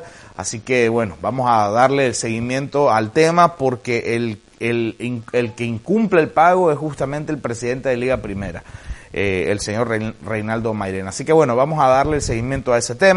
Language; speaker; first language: Spanish; native; Spanish